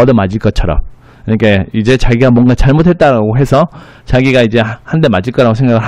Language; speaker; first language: Korean; native; Korean